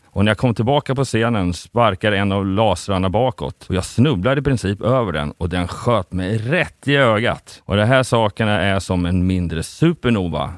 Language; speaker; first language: Swedish; native; Swedish